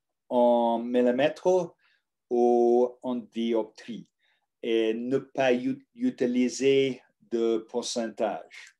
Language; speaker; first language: French; non-native, learner; English